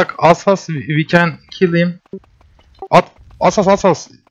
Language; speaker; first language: English; non-native, learner; Turkish